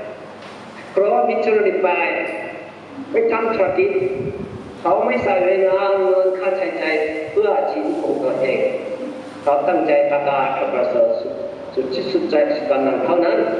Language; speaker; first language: Thai; non-native, fluent; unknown